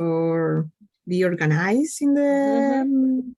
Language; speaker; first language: English; non-native, learner; Spanish